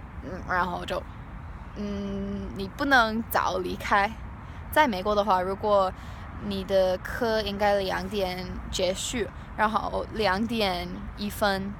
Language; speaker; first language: Chinese; non-native, learner; English